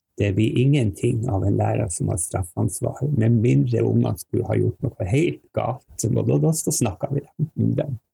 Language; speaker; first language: Norwegian; native; Norwegian